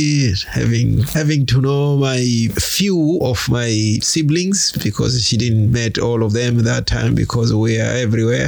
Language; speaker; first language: English; non-native, local second language; Swahili